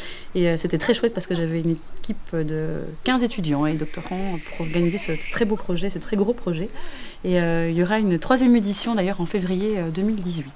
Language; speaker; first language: French; native; French